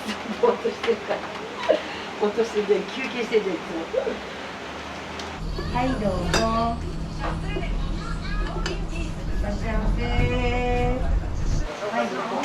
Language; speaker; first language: Japanese; native; Japanese